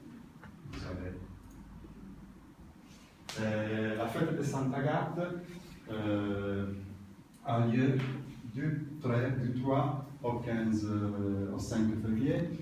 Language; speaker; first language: French; non-native, learner; Italian